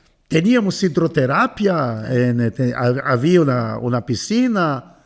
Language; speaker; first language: Spanish; non-native, fluent; Portuguese